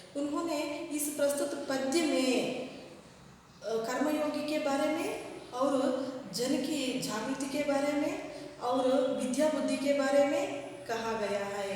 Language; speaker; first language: Hindi; non-native, local second language; Kannada